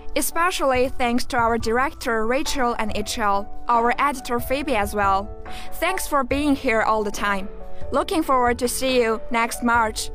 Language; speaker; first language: English; non-native, fluent; Chinese